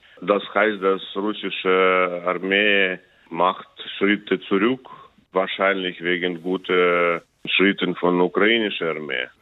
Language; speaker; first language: German; non-native, learner; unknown